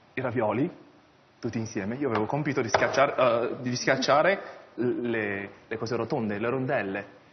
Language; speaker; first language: Italian; early bilingual, other home language; Chinese